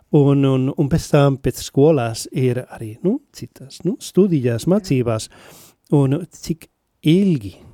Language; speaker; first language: Latvian; non-native, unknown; Spanish